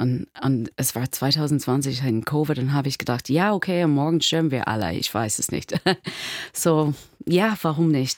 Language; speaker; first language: German; non-native, fluent; English